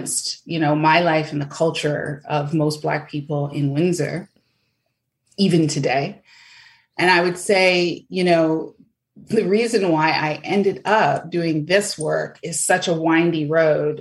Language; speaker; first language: English; native; English